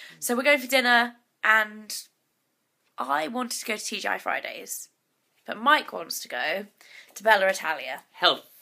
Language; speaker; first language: English; native; English